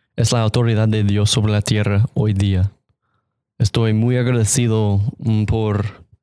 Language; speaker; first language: Spanish; non-native, fluent; English